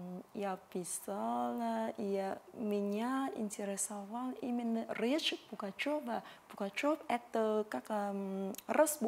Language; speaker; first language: Russian; non-native, fluent; Vietnamese